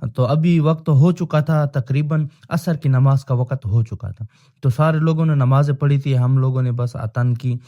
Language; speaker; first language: Urdu; non-native, local second language; Pashto